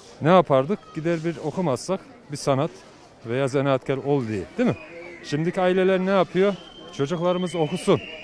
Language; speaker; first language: Turkish; native; Turkish